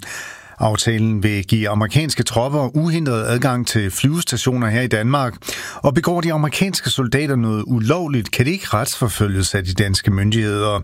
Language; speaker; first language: Danish; native; Danish